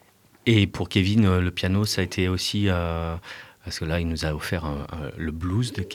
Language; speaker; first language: French; native; French